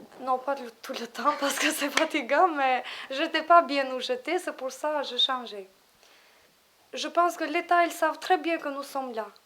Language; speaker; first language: French; non-native, fluent; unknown